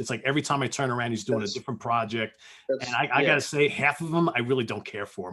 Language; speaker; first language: English; native; English